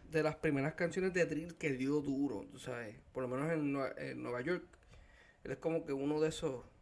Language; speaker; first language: Spanish; native; Spanish